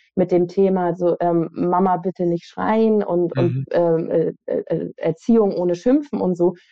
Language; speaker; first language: German; native; German